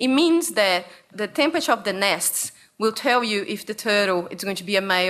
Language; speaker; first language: English; non-native, fluent; Portuguese